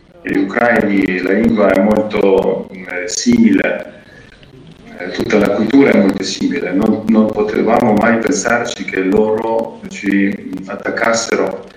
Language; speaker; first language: Italian; non-native, fluent; Ukrainian